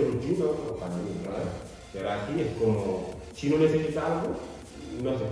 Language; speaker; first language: Spanish; non-native, learner; Fula